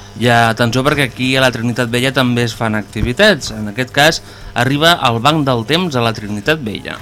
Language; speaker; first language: Catalan; native; Catalan